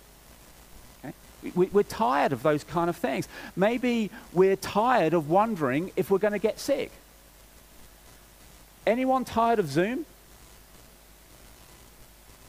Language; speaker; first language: English; native; English